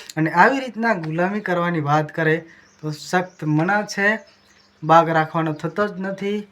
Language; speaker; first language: Gujarati; non-native, local second language; Bhili